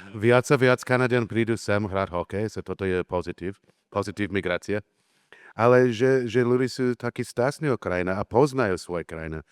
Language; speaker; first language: Slovak; non-native, learner; English